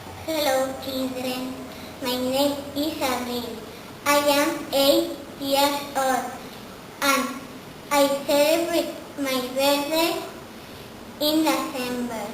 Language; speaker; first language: English; non-native, learner; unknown